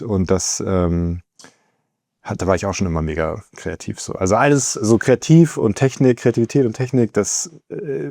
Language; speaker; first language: German; native; German